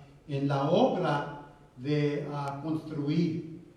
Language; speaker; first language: Spanish; early bilingual, heritage; Spanish